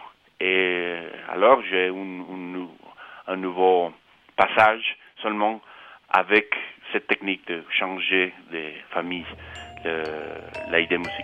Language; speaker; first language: French; non-native, fluent; Spanish